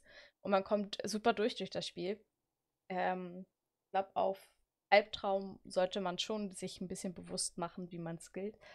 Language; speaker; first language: German; native; German